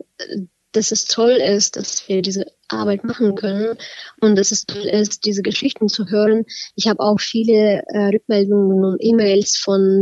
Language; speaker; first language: German; non-native, fluent; Ukrainian